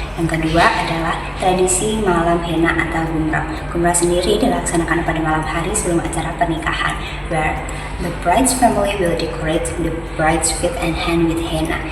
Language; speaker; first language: Indonesian; native; Indonesian